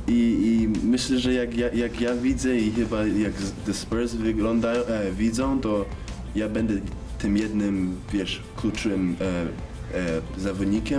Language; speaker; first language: Polish; early bilingual, heritage; English